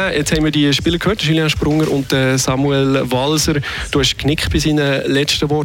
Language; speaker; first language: German; native; German